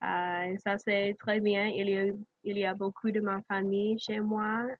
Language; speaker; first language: French; non-native, learner; English